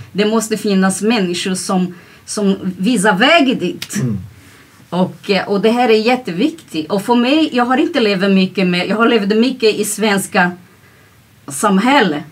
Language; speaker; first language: Swedish; non-native, fluent; Portuguese